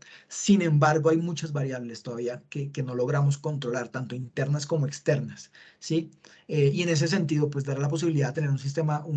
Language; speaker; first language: Spanish; native; Spanish